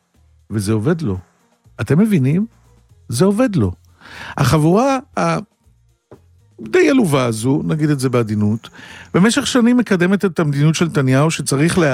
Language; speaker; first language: Hebrew; native; Hebrew